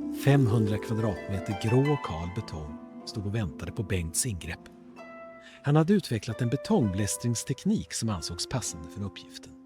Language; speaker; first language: Swedish; native; Swedish